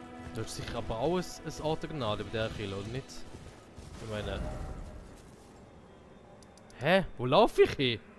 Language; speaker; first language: German; native; German